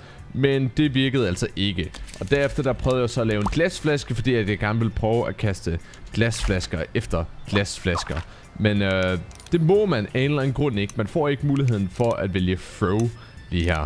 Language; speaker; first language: Danish; native; Danish